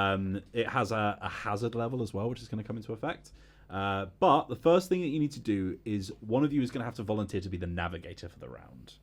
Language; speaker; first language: English; native; English